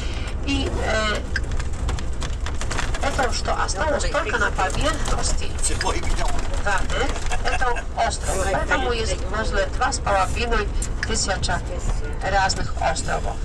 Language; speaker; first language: Russian; non-native, learner; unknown